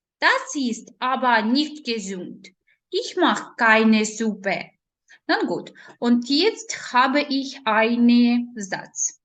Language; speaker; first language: German; non-native, learner; Ukrainian